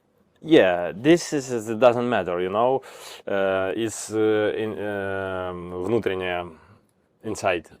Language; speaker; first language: English; non-native, learner; Ukrainian